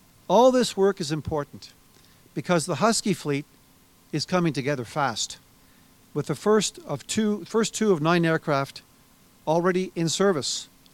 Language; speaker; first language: English; native; English